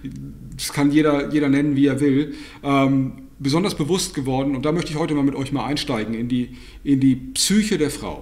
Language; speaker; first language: German; native; German